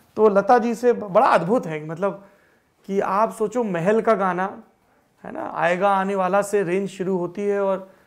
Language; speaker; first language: Hindi; native; Hindi